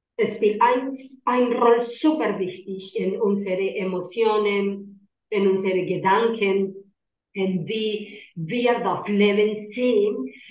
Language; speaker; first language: German; non-native, learner; Spanish